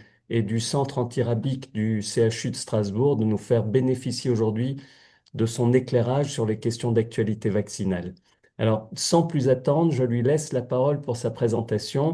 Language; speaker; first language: French; native; French